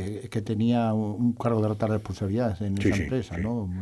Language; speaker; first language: Spanish; native; Spanish